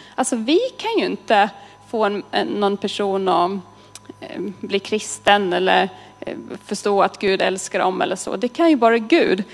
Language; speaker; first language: Swedish; native; Swedish